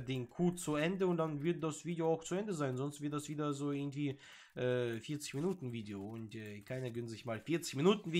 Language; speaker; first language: German; native; German